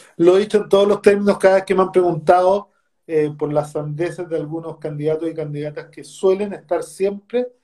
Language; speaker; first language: Spanish; native; Spanish